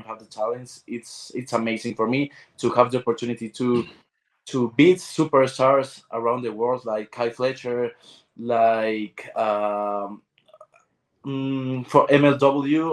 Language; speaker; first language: English; non-native, learner; Spanish